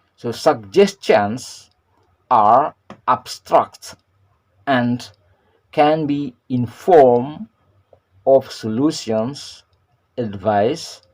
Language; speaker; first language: English; non-native, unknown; Indonesian